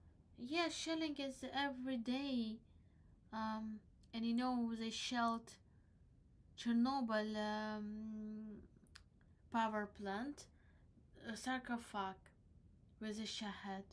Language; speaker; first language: English; non-native, learner; Crimean Tatar